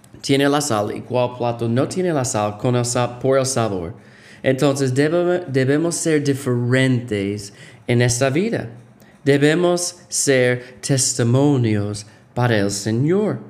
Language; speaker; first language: Spanish; non-native, fluent; English